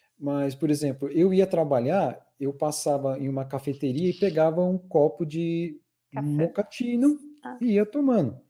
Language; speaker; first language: Portuguese; native; Portuguese